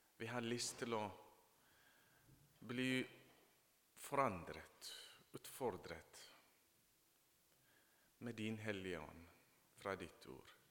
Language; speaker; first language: Norwegian; non-native, fluent; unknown